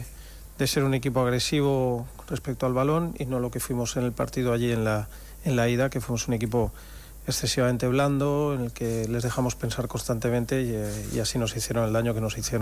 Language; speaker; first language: Spanish; native; Spanish